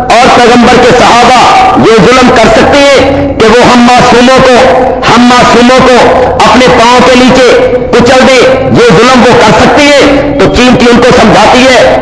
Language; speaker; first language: Urdu; non-native, local second language; Punjabi